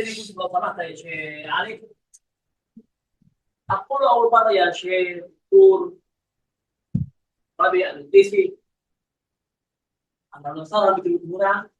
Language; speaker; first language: Arabic; non-native, learner; Malay